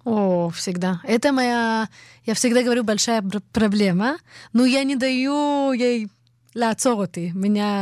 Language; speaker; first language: Russian; early bilingual, heritage; Russian